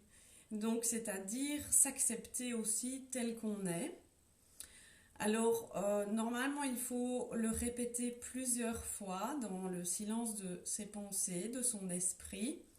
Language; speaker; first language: French; native; French